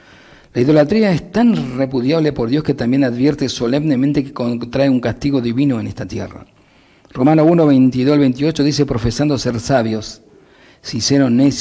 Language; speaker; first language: Spanish; native; Spanish